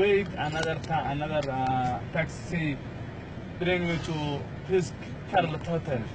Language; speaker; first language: English; non-native, learner; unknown